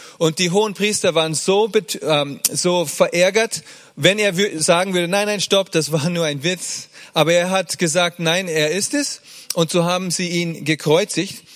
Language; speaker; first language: German; early bilingual, other home language; English